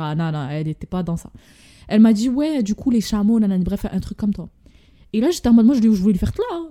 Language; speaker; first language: French; non-native, local second language; Arabic